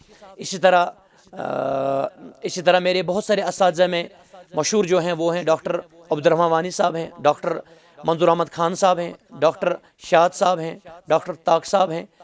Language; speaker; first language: Hindi; non-native, local second language; Kashmiri